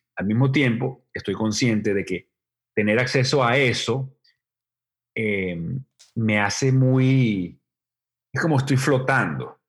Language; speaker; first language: Spanish; native; Spanish